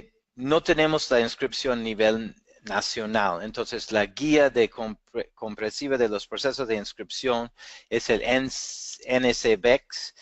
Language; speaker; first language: Spanish; non-native, fluent; English